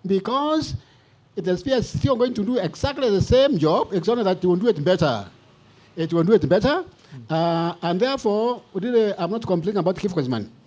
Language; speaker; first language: English; non-native, local second language; Swahili